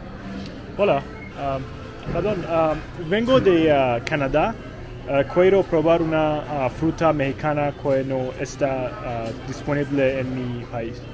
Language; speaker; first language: Spanish; non-native, learner; English